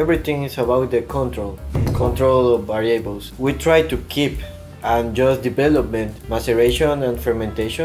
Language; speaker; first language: English; non-native, learner; Spanish